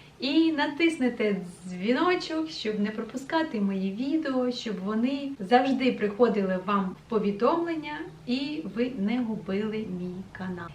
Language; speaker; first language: Ukrainian; non-native, local second language; Russian